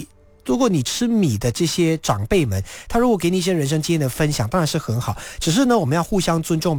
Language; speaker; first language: Chinese; native; Chinese